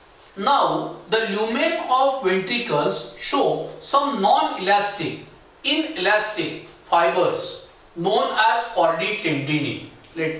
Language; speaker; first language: English; non-native, local second language; Marathi